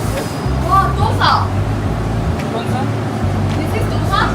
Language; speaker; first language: English; non-native, learner; Korean